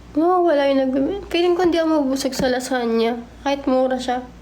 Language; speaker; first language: Filipino; native; Filipino